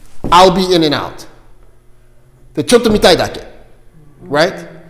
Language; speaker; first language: English; native; English